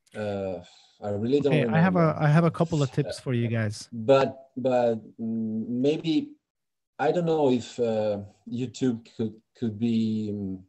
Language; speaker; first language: English; native; English